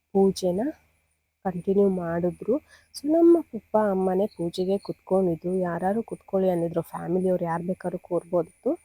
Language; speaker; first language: Kannada; non-native, local second language; Tulu